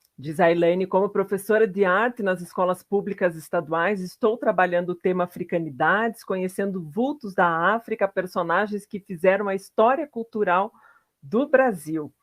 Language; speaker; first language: Portuguese; native; Portuguese